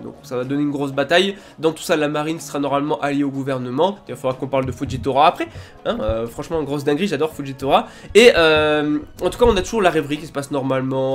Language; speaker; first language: French; native; French